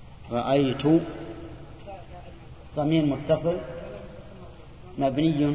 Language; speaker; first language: Arabic; native; Arabic